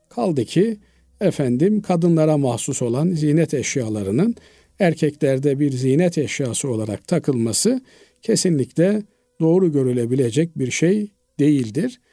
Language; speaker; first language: Turkish; native; Turkish